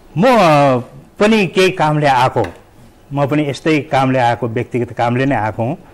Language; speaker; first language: Nepali; native; Nepali